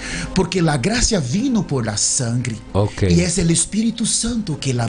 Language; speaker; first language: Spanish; non-native, learner; Portuguese